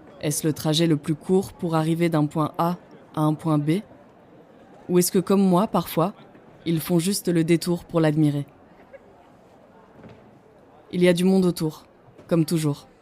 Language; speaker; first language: French; native; French